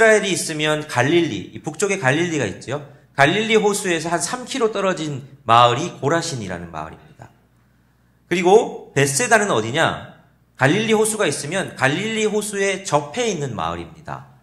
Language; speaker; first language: Korean; native; Korean